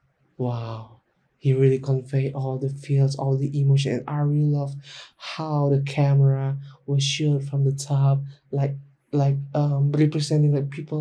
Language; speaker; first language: English; non-native, learner; Indonesian